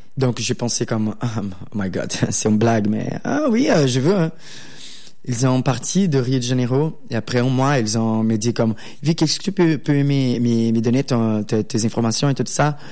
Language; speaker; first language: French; non-native, learner; Portuguese